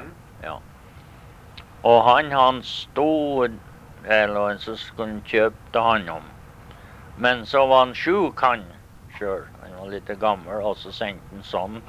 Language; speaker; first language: Norwegian; early bilingual, heritage; Norwegian